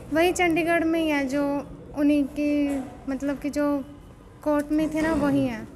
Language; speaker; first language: Hindi; native; Hindi